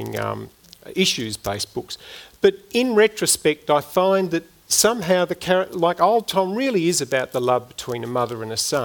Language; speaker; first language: English; native; English